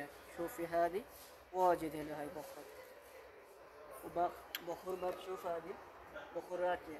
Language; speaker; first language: Arabic; non-native, learner; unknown